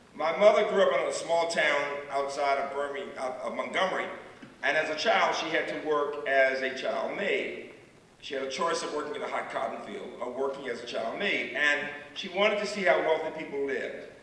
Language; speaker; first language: English; native; English